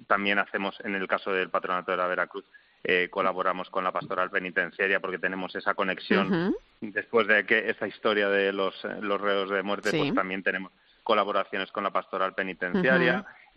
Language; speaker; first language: Spanish; native; Spanish